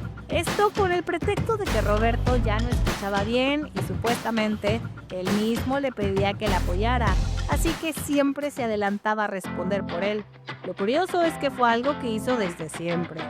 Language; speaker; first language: Spanish; native; Spanish